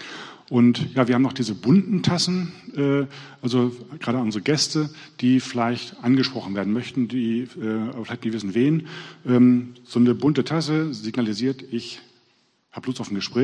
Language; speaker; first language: German; native; German